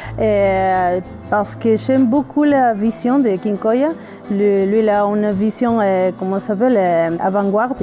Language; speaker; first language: French; non-native, learner; Spanish